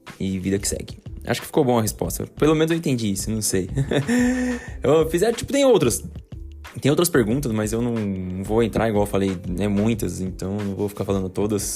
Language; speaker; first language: Portuguese; native; Portuguese